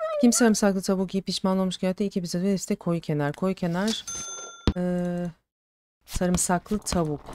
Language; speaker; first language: Turkish; native; Turkish